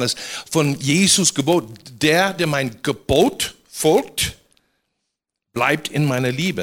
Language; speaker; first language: German; non-native, fluent; English